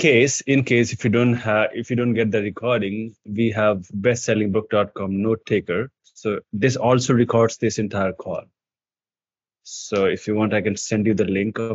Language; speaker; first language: English; non-native, local second language; Hindi